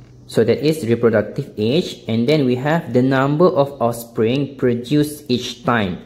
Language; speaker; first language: English; non-native, local second language; Malay